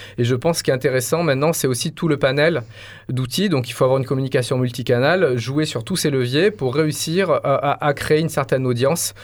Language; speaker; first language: French; native; French